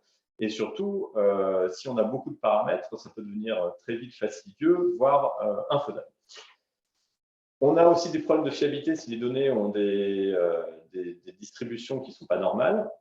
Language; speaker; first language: French; native; French